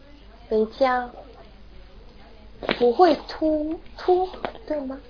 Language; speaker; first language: Chinese; non-native, learner; Korean